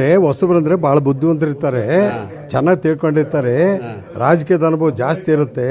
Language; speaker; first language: Kannada; native; Kannada